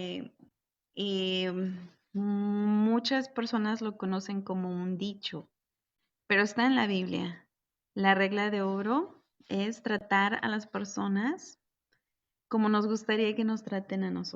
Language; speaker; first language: Spanish; native; Spanish